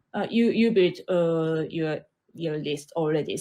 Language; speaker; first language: English; non-native, learner; Japanese